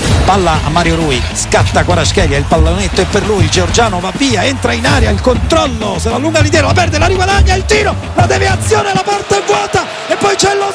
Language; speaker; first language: Italian; native; Italian